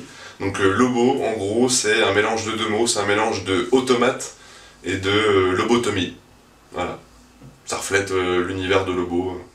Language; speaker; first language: French; native; French